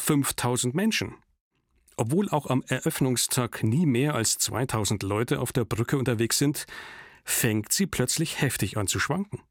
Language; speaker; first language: German; native; German